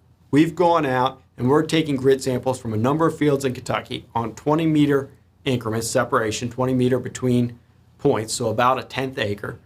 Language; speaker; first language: English; native; English